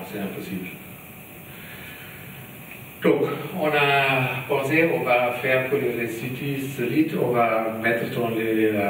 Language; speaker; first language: French; non-native, learner; German